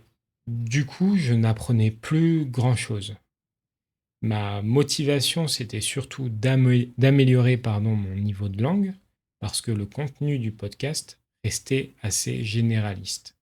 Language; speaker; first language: French; native; French